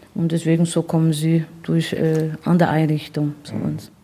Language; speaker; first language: German; non-native, fluent; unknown